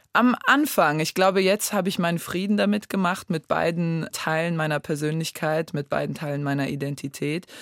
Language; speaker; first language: German; non-native, local second language; Serbian